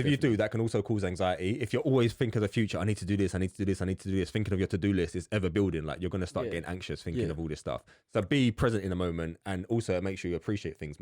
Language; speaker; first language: English; native; English